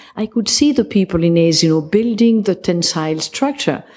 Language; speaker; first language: English; non-native, fluent; French